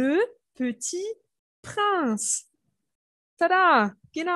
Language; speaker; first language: French; non-native, fluent; German